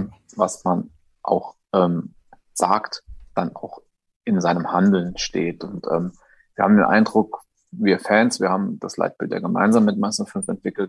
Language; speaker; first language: German; native; German